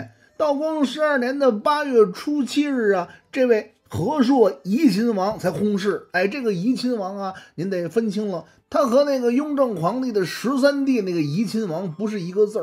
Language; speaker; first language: Chinese; native; Chinese